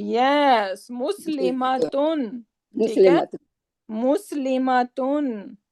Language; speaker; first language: English; non-native, local second language; Urdu